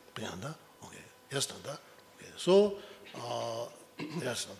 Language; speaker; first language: Russian; non-native, learner; Tibetan